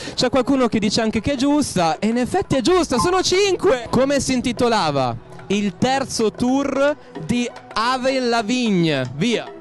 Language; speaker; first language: Italian; native; Italian